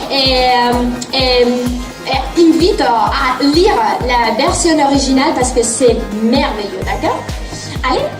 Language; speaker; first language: French; non-native, fluent; Spanish